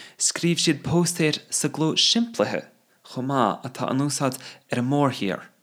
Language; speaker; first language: Irish; non-native, fluent; English